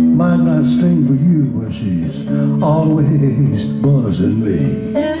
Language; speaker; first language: English; native; English